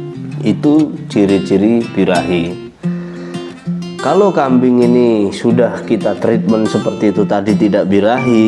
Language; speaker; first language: Indonesian; non-native, local second language; Javanese